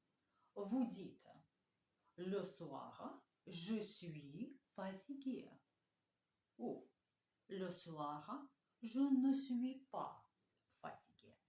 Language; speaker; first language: French; non-native, fluent; Russian